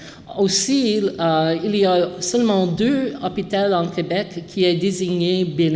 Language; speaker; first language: French; non-native, local second language; English